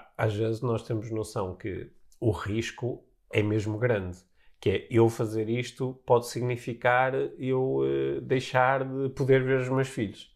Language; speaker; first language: Portuguese; native; Portuguese